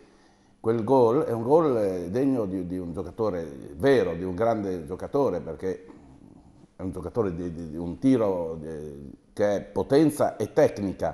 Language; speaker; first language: Italian; native; Italian